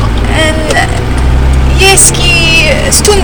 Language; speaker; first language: Icelandic; non-native, learner; English